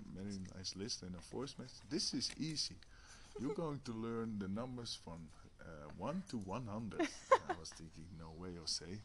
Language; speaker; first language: English; non-native, fluent; Dutch